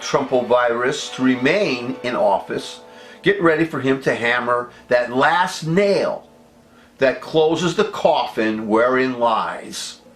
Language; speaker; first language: English; native; English